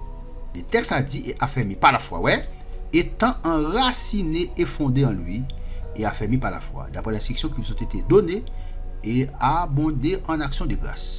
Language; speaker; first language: French; non-native, local second language; Haitian Creole